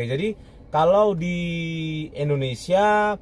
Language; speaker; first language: Indonesian; native; Indonesian